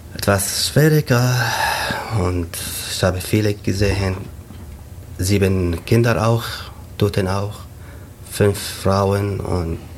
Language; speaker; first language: German; non-native, learner; Arabic